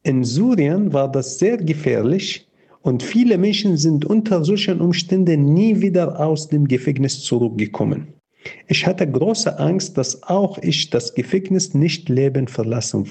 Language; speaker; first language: German; non-native, fluent; Arabic